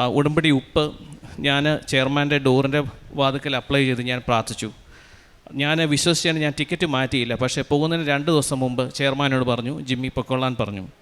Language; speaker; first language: Malayalam; native; Malayalam